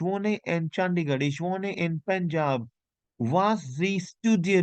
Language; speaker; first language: German; non-native, learner; Hindi